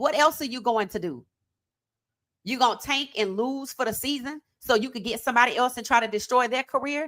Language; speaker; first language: English; native; English